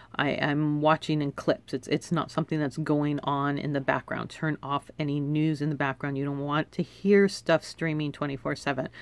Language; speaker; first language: English; native; English